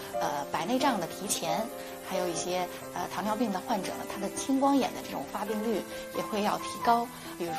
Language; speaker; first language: Chinese; native; Chinese